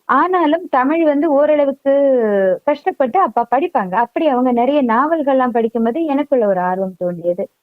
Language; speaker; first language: Tamil; non-native, local second language; Malayalam